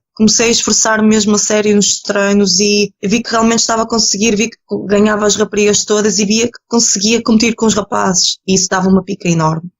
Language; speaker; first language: Portuguese; early bilingual, other home language; Ukrainian